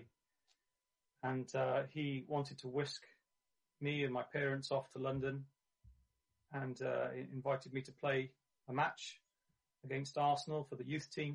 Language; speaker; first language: English; native; English